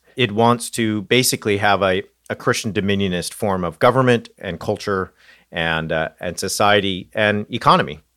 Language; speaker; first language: English; native; English